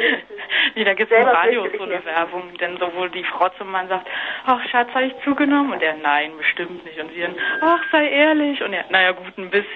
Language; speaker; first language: German; native; German